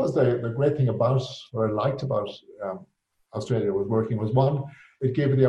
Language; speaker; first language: English; native; English